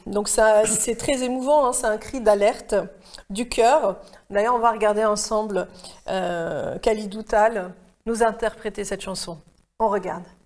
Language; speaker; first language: French; native; French